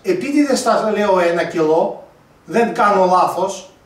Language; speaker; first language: Greek; non-native, fluent; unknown